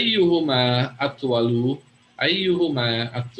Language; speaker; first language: Arabic; non-native, fluent; English